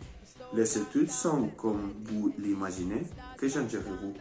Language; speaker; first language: French; non-native, learner; Spanish